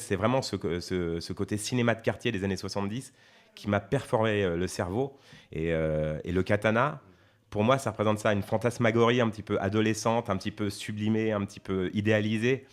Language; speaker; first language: French; native; French